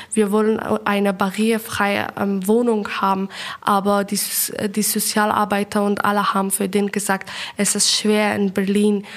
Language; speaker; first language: German; non-native, fluent; Persian